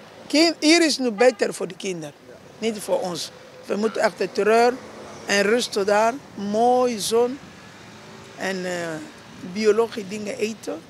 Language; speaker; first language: Dutch; non-native, learner; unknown